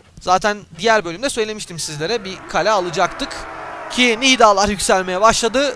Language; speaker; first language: Turkish; native; Turkish